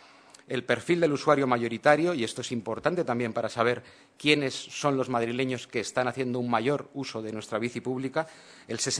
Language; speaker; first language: Spanish; native; Spanish